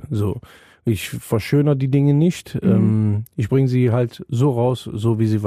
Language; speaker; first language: German; native; German